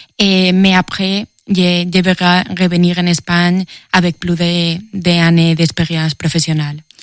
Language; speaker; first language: French; non-native, learner; Spanish